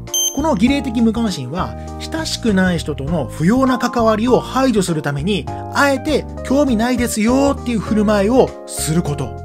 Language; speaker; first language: Japanese; native; Japanese